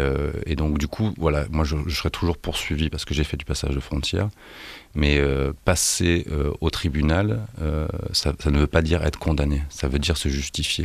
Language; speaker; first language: French; native; French